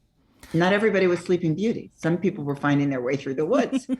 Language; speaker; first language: English; native; English